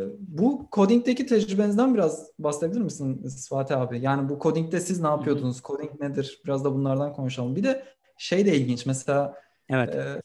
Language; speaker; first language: Turkish; native; Turkish